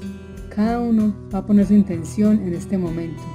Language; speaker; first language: Spanish; native; Spanish